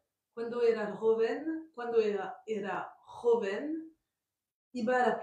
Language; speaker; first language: Spanish; non-native, learner; French